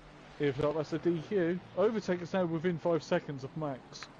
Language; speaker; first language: English; native; English